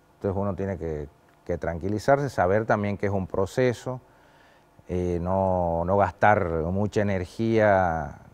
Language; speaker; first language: Spanish; native; Spanish